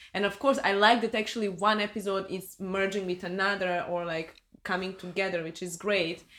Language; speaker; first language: English; non-native, fluent; Serbian